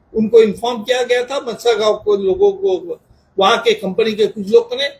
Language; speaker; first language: Hindi; non-native, local second language; Marathi